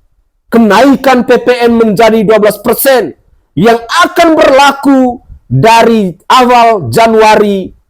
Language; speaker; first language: Indonesian; native; Indonesian